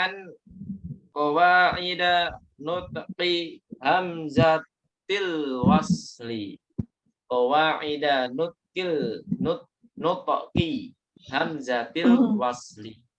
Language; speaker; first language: Arabic; non-native, fluent; Indonesian